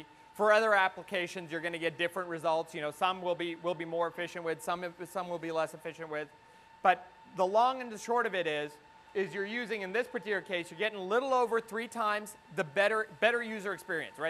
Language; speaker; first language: English; native; English